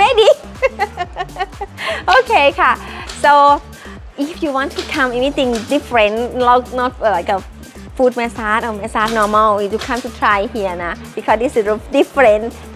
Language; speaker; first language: English; non-native, learner; Thai